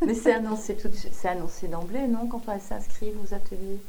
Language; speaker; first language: French; native; French